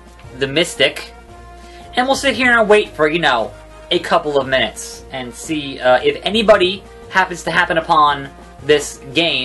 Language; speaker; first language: English; native; English